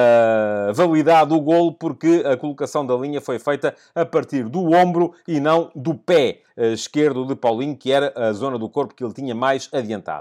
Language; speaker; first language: Portuguese; native; Portuguese